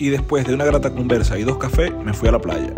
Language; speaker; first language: Spanish; native; Spanish